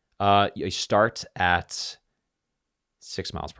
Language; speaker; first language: English; native; English